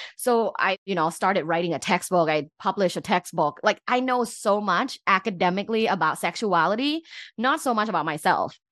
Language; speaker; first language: English; early bilingual, other home language; Thai